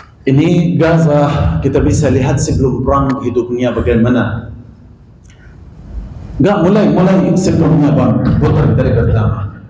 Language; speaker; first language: Indonesian; non-native, fluent; Arabic